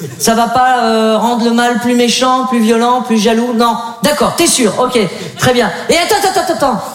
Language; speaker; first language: French; native; French